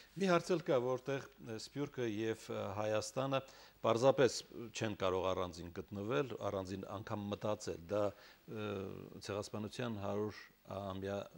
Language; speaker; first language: Armenian; native; Armenian